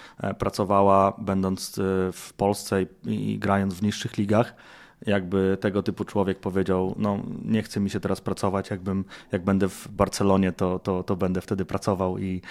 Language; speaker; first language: Polish; native; Polish